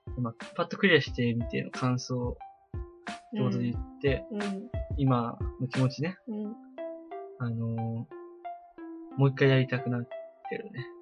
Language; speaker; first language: Japanese; native; Japanese